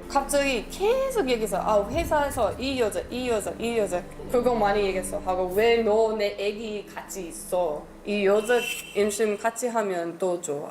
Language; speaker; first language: Korean; non-native, learner; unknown